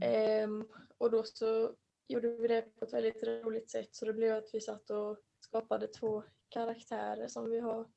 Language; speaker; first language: Swedish; native; Swedish